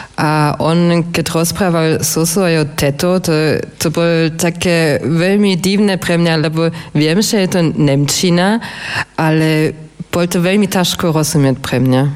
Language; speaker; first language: Slovak; non-native, fluent; German